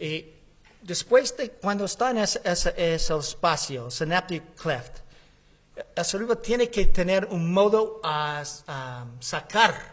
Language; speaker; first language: Spanish; non-native, learner; English